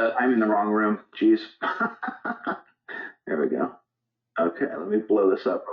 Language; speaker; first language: English; native; English